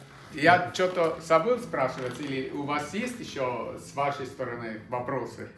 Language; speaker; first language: Russian; non-native, fluent; German